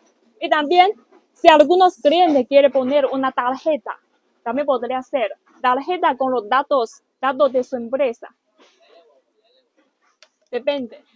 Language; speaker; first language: Spanish; non-native, learner; Chinese